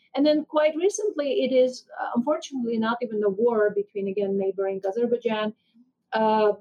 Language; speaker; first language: English; non-native, fluent; Armenian